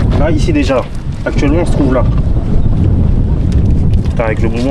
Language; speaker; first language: French; native; French